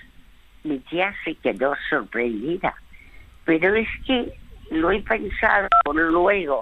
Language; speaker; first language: Spanish; early bilingual, other home language; French